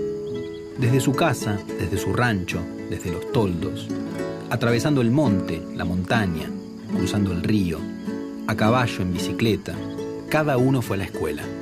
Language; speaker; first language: Spanish; native; Spanish